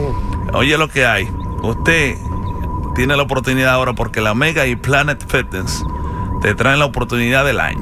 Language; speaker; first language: Spanish; native; Spanish